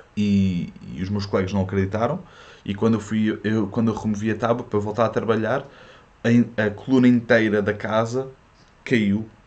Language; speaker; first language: Portuguese; early bilingual, other home language; French